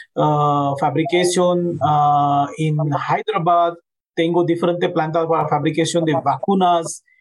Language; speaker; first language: Spanish; non-native, learner; Hindi